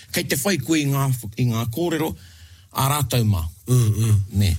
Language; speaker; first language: Māori; non-native, local second language; English